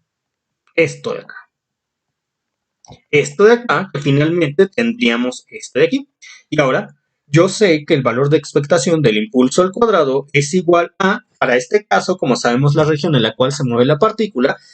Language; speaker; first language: Spanish; native; Spanish